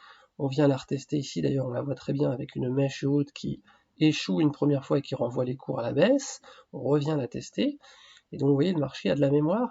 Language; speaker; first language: French; native; French